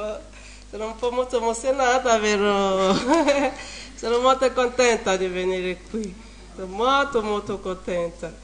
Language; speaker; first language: Italian; non-native, learner; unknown